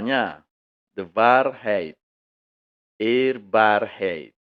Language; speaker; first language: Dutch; non-native, fluent; Indonesian